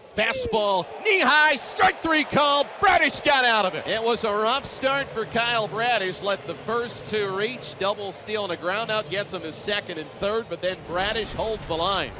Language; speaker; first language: English; native; English